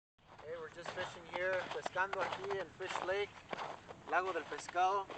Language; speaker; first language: Spanish; early bilingual, heritage; Spanish